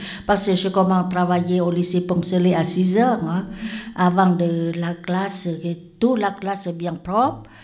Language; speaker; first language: French; non-native, learner; Lao